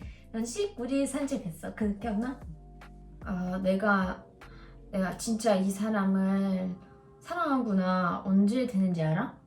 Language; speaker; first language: Korean; non-native, learner; Russian